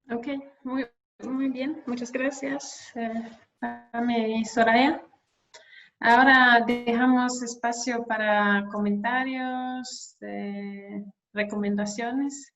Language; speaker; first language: Spanish; non-native, fluent; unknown